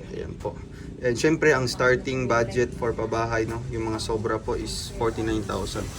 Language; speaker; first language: Filipino; non-native, local second language; Cebuano